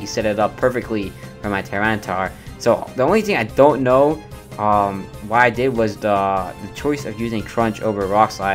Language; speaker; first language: English; native; English